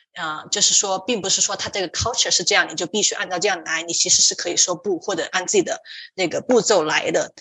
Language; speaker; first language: Chinese; native; Chinese